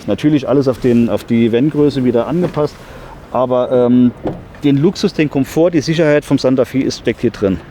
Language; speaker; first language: German; native; German